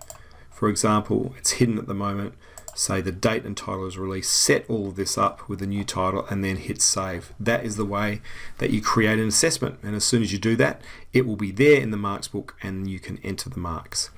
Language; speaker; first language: English; native; English